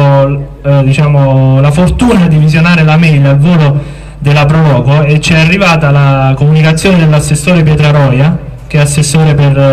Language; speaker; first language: Italian; native; Italian